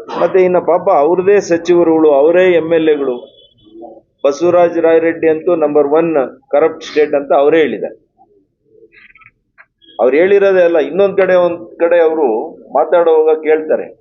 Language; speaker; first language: Kannada; native; Kannada